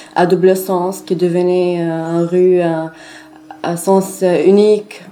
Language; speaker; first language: French; non-native, fluent; Arabic